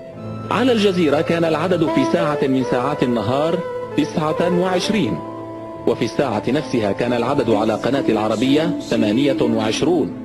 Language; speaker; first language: Arabic; native; Arabic